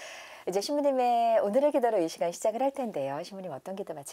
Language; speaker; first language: Korean; native; Korean